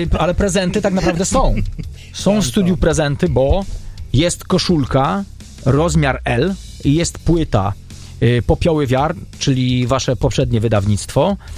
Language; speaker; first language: Polish; native; Polish